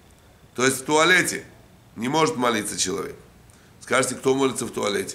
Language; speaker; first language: Russian; native; Russian